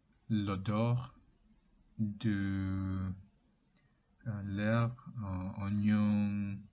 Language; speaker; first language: French; non-native, learner; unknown